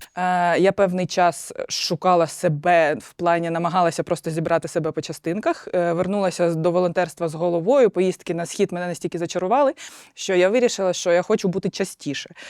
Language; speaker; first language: Ukrainian; non-native, local second language; Russian